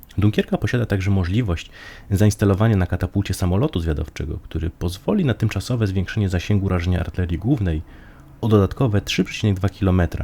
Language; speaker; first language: Polish; native; Polish